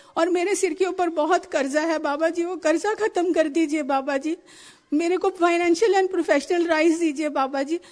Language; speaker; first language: Hindi; native; Hindi